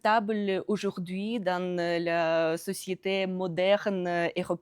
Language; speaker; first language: French; non-native, fluent; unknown